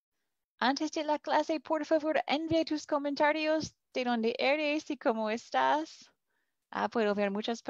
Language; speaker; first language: Spanish; non-native, fluent; English